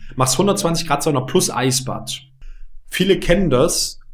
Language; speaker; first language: German; native; German